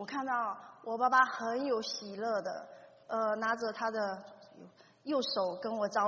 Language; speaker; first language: Chinese; native; Chinese